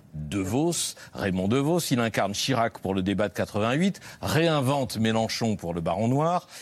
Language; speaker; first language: French; native; French